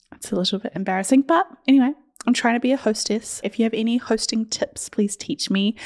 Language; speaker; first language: English; early bilingual, other home language; Hindi